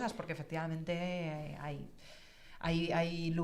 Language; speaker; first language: Spanish; native; Spanish